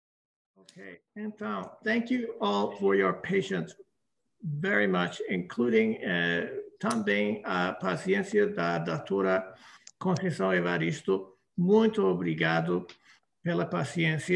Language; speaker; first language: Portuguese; non-native, fluent; English